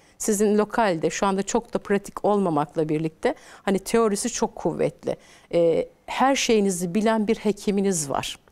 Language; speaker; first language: Turkish; native; Turkish